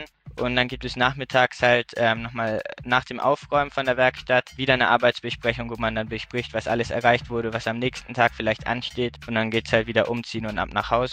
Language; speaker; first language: German; native; German